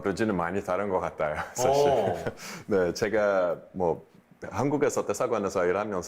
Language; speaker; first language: Korean; non-native, fluent; Portuguese